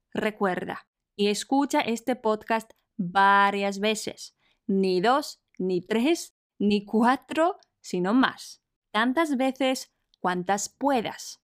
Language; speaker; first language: Spanish; non-native, fluent; Polish